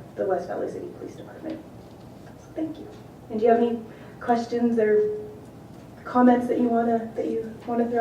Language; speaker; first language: English; native; English